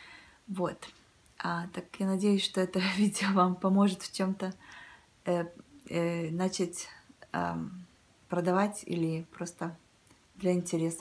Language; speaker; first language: Russian; early bilingual, heritage; Russian